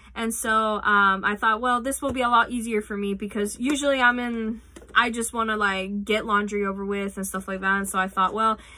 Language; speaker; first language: English; native; English